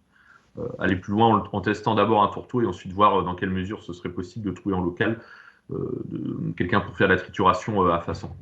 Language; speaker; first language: French; native; French